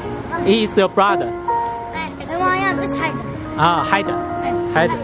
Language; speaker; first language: English; non-native, learner; Chinese